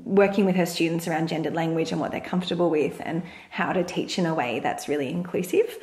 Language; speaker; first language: English; native; English